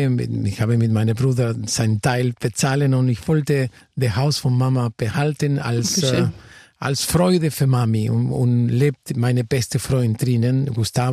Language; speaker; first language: German; non-native, fluent; Spanish